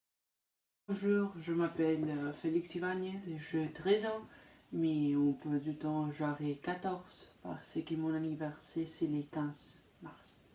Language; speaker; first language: French; non-native, learner; Spanish